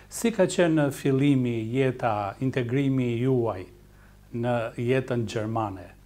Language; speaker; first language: Albanian; native; Albanian